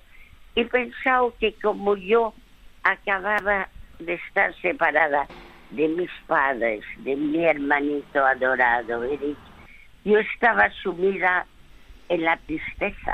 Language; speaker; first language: Spanish; early bilingual, other home language; French